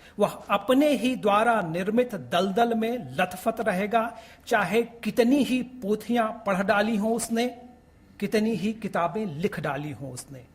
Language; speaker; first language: Hindi; native; Hindi